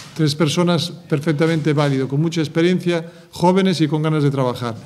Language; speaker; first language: Spanish; native; Spanish